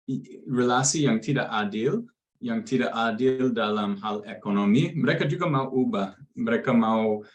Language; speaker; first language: Indonesian; non-native, fluent; English